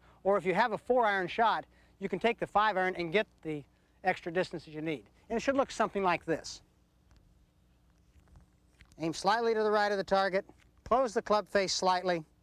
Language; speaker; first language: English; native; English